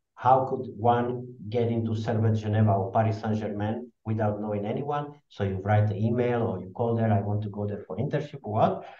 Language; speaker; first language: English; non-native, fluent; Slovak